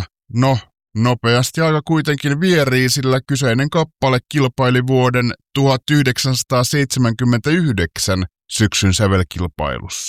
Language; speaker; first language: Finnish; native; Finnish